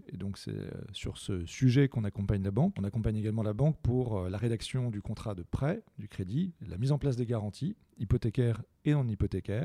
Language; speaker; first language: French; native; French